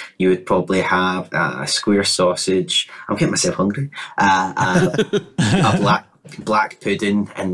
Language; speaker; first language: English; native; English